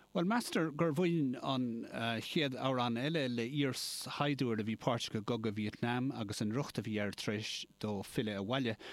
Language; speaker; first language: Irish; native; Irish